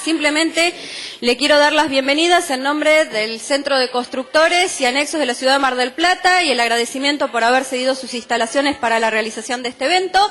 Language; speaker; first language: Spanish; native; Spanish